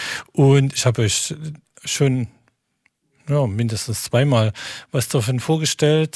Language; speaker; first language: German; native; German